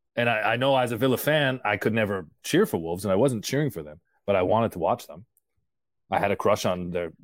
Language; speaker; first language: English; early bilingual, other home language; Portuguese